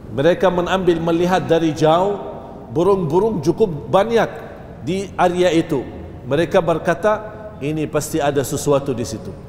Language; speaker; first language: Malay; non-native, fluent; Arabic